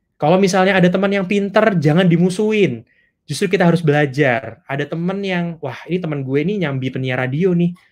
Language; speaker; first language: Indonesian; native; Indonesian